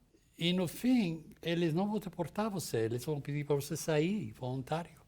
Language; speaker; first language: Portuguese; non-native, fluent; English